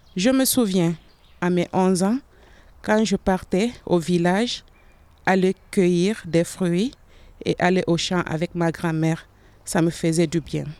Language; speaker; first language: French; non-native, local second language; Fula